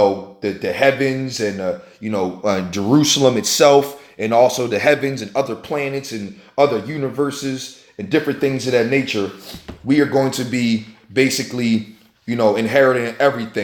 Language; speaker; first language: English; native; English